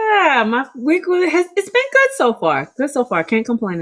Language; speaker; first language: English; native; English